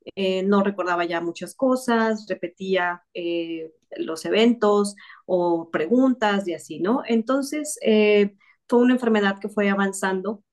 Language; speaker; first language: Spanish; native; Spanish